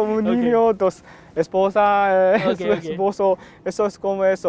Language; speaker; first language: Spanish; non-native, learner; Chinese